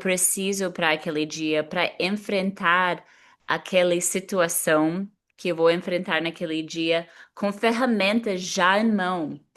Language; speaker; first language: Portuguese; non-native, fluent; English